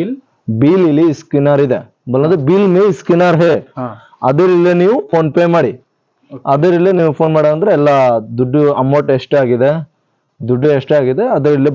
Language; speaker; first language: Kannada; non-native, local second language; Hindi